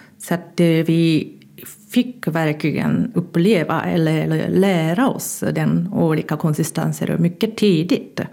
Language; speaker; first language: Swedish; non-native, fluent; Japanese